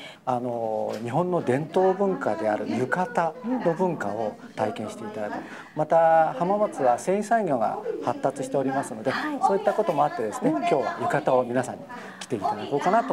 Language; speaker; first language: Japanese; native; Japanese